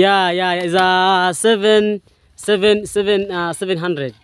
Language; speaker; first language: English; non-native, learner; Swahili